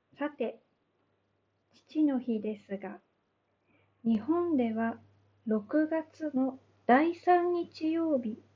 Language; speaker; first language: Japanese; native; Japanese